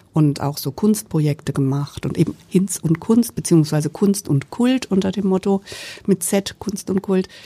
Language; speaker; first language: German; native; German